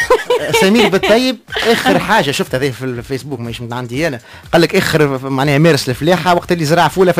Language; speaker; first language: Arabic; native; Arabic